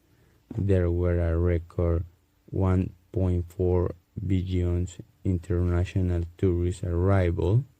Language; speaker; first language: English; non-native, learner; Spanish